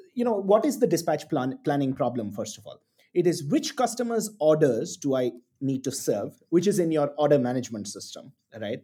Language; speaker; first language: English; non-native, local second language; Tamil